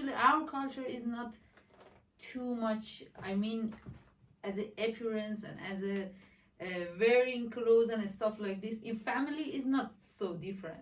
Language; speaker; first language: English; non-native, learner; Persian